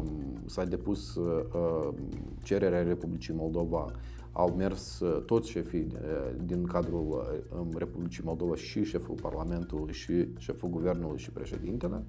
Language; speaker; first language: Romanian; native; Romanian